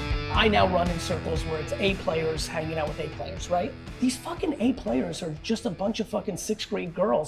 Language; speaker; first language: English; early bilingual, other home language; Russian